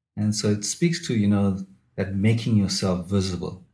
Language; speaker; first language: English; native; English